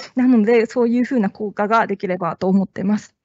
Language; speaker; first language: Japanese; native; Japanese